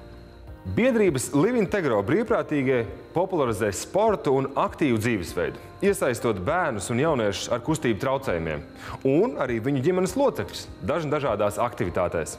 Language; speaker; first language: Latvian; native; Latvian